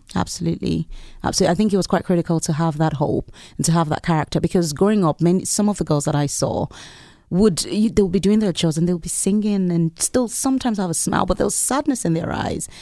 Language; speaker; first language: English; non-native, local second language; Yoruba